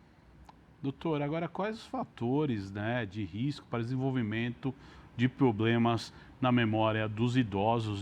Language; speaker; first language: Portuguese; native; Portuguese